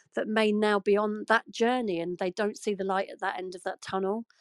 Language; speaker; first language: English; native; English